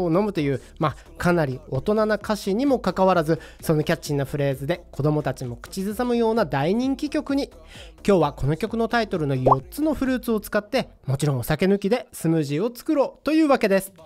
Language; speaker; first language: Japanese; native; Japanese